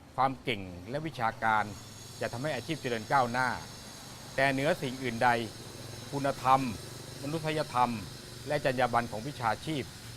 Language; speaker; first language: Thai; native; Thai